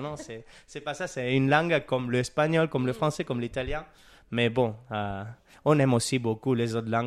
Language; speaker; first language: French; non-native, learner; Catalan